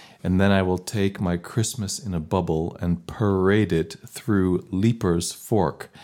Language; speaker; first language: English; native; English